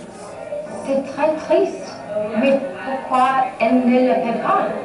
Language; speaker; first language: French; non-native, learner; English